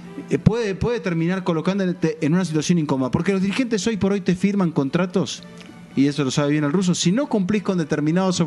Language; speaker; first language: Spanish; native; Spanish